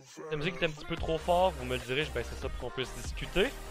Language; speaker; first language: French; native; French